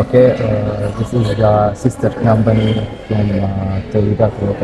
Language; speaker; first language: English; non-native, learner; Arabic